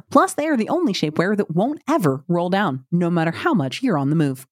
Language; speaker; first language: English; native; English